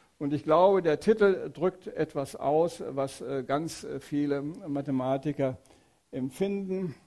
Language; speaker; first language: German; native; German